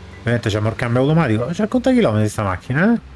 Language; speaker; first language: Italian; native; Italian